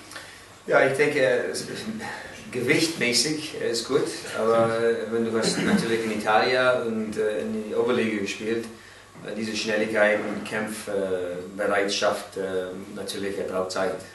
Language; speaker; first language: German; non-native, learner; English